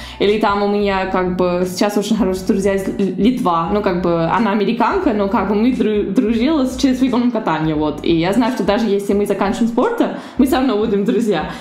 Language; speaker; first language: Russian; early bilingual, heritage; Russian